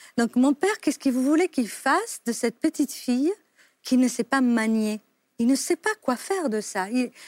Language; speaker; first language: French; non-native, fluent; Italian